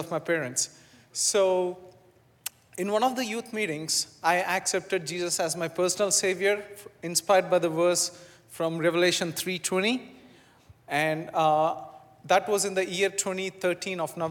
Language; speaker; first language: English; non-native, local second language; Telugu